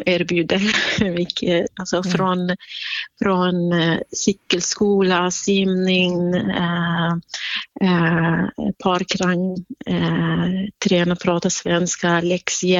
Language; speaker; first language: Swedish; non-native, fluent; Central Kurdish